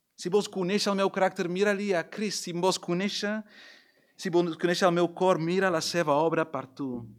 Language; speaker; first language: Catalan; non-native, local second language; Spanish